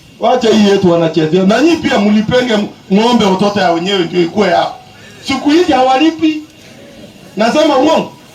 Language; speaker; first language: Swahili; non-native, local second language; Kalenjin